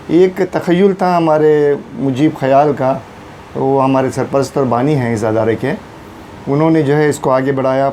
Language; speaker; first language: Urdu; non-native, local second language; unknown